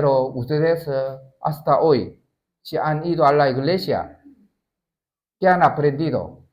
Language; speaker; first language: Spanish; non-native, learner; Korean